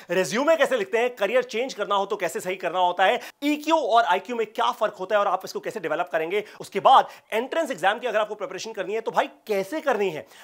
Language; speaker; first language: Hindi; native; Hindi